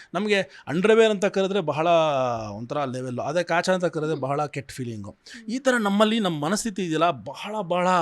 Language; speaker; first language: Kannada; native; Kannada